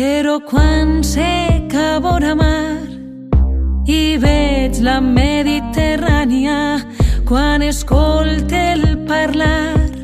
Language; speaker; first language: Catalan; non-native, local second language; Spanish